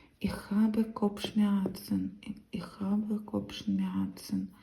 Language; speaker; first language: German; non-native, learner; Ukrainian